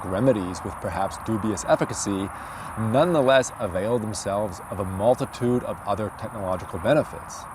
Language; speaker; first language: English; native; English